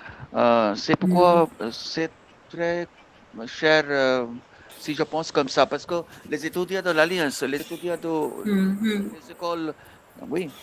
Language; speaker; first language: French; non-native, fluent; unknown